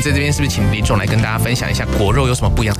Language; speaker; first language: Chinese; native; Chinese